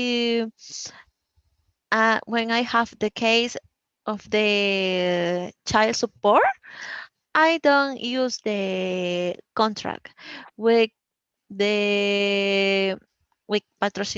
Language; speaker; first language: English; non-native, learner; Spanish